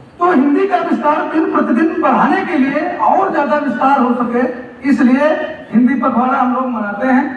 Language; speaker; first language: Hindi; native; Hindi